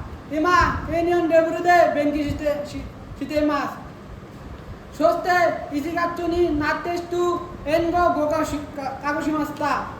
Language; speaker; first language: Japanese; non-native, learner; Bangla